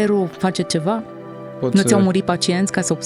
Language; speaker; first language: Romanian; native; Romanian